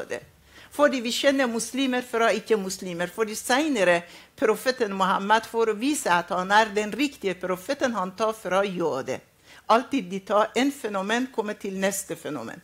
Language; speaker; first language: Norwegian; non-native, fluent; Arabic